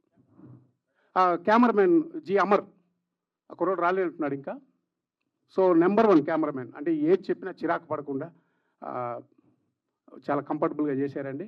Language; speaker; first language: Telugu; native; Telugu